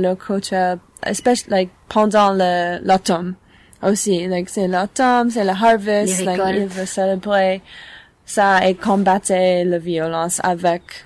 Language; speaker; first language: French; non-native, learner; English